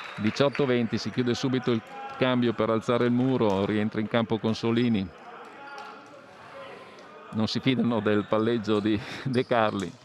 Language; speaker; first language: Italian; native; Italian